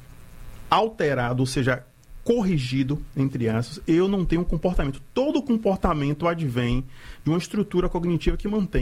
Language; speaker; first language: Portuguese; native; Portuguese